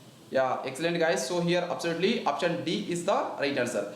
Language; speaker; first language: English; non-native, local second language; Telugu